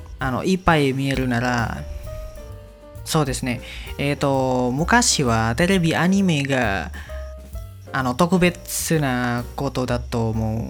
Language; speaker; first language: Japanese; non-native, learner; Indonesian